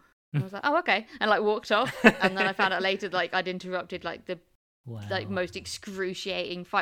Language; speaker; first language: English; native; English